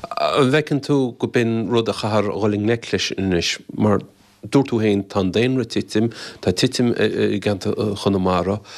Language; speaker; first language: Irish; native; Irish